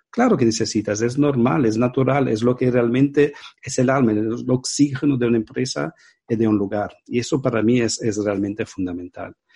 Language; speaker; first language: Spanish; non-native, fluent; Italian